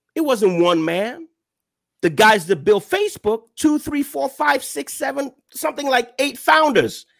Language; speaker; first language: English; non-native, local second language; Yoruba